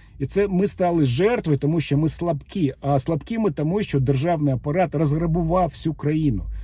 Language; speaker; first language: Ukrainian; native; Ukrainian